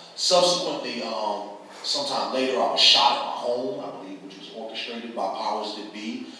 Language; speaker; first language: English; native; English